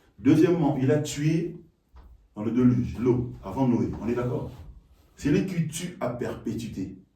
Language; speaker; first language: French; non-native, local second language; Lingala